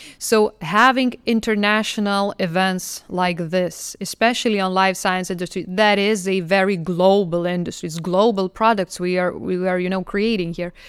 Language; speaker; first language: English; non-native, fluent; Lithuanian